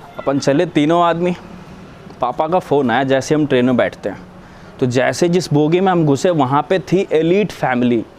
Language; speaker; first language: Hindi; native; Hindi